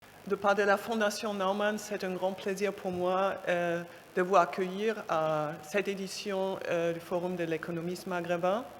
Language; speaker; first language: French; non-native, fluent; German